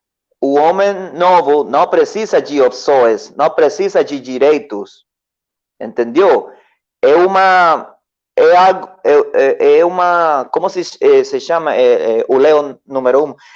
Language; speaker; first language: Portuguese; non-native, learner; Spanish